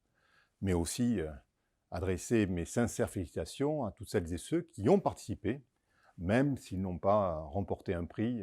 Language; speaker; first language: French; native; French